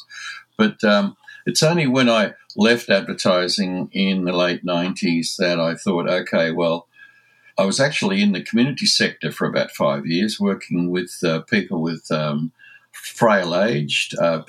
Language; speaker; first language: English; native; English